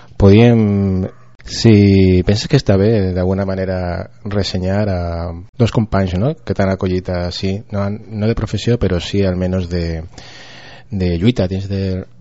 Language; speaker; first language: Spanish; non-native, local second language; Catalan